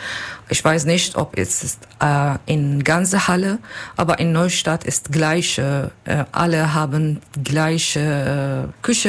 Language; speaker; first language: German; non-native, learner; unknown